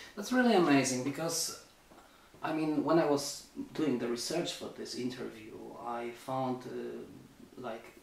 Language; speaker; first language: English; non-native, fluent; Polish